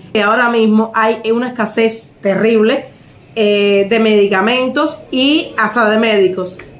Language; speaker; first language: Spanish; native; Spanish